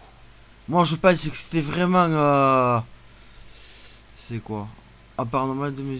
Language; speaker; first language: French; native; French